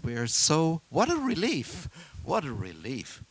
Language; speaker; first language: English; non-native, fluent; German